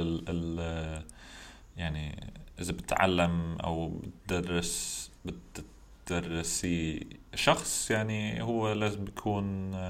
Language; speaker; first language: Arabic; non-native, learner; English